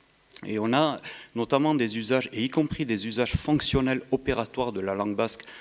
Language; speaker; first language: French; native; French